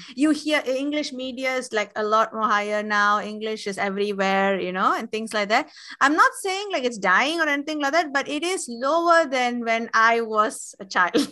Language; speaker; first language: English; non-native, local second language; Tamil